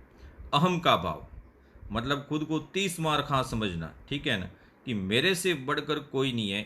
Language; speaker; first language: Hindi; native; Hindi